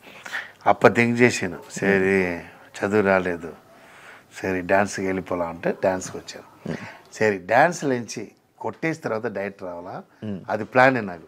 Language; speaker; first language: Telugu; non-native, local second language; Tamil